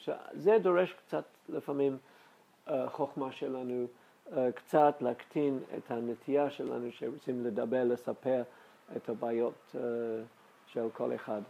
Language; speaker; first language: Hebrew; non-native, fluent; English